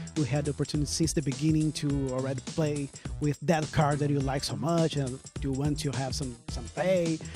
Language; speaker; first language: English; non-native, fluent; Portuguese